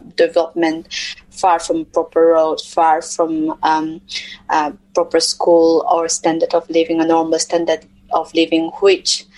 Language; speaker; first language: English; non-native, local second language; Mizo